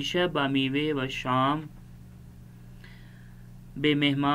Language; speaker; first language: Persian; non-native, fluent; Urdu